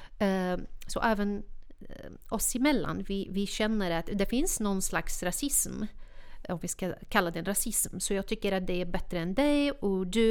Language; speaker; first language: Swedish; non-native, fluent; Arabic